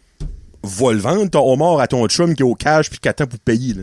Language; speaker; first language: French; native; French